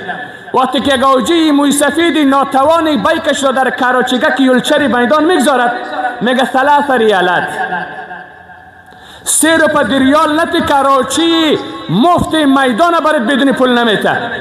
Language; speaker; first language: Persian; native; Persian